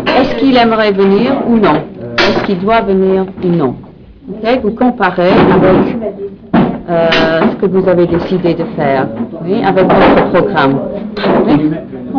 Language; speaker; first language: French; non-native, fluent; English